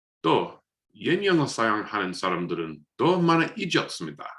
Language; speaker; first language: Korean; non-native, learner; English